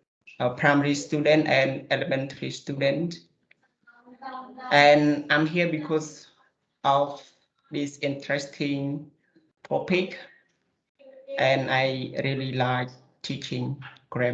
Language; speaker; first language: English; non-native, fluent; Khmer